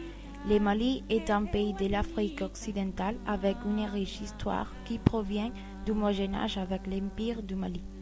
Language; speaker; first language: French; non-native, learner; Spanish